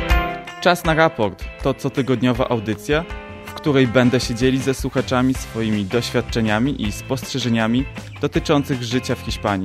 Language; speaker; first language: Polish; native; Polish